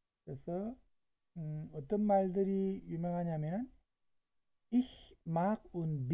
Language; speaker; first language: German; non-native, fluent; Korean